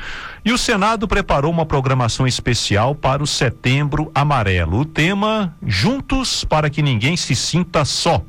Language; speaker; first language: Portuguese; native; Portuguese